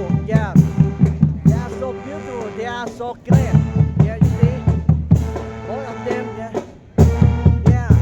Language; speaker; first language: English; non-native, learner; Thai